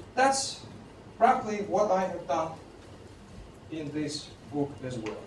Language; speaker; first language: English; non-native, fluent; Russian